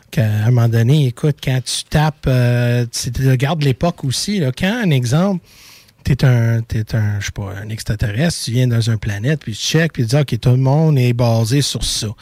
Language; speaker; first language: French; native; French